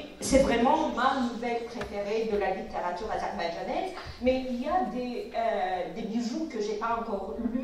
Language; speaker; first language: French; non-native, fluent; Azerbaijani